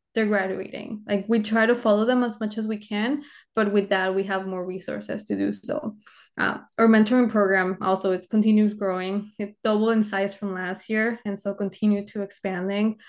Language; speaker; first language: English; early bilingual, other home language; Spanish